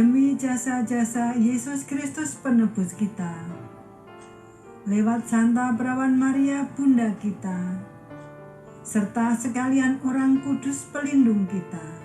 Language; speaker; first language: Indonesian; native; Indonesian